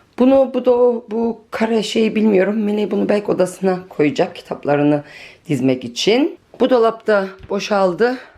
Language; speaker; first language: Turkish; early bilingual, heritage; Turkish